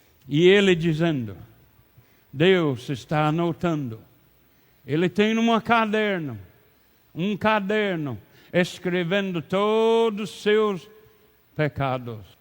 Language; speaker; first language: Portuguese; non-native, learner; English